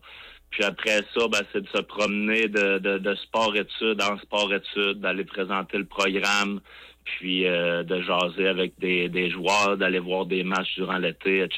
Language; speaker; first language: French; native; French